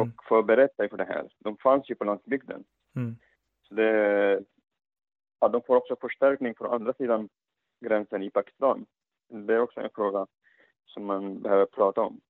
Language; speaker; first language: Swedish; non-native, fluent; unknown